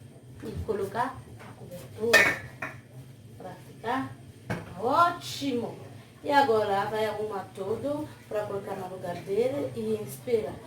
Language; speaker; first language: Portuguese; non-native, learner; Haitian Creole